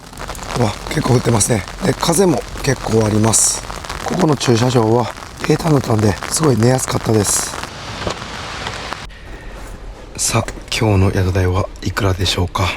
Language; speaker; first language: Japanese; native; Japanese